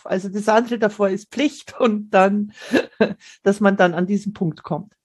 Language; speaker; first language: German; native; German